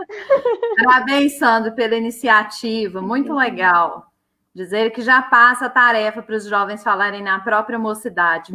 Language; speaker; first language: Portuguese; native; Portuguese